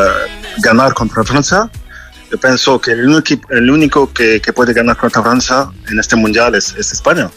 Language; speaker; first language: Spanish; non-native, fluent; French